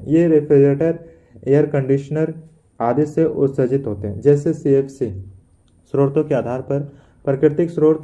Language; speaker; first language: Hindi; native; Hindi